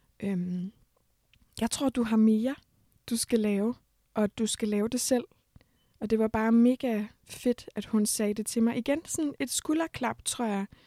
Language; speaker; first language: Danish; native; Danish